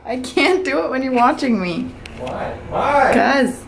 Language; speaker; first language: English; native; English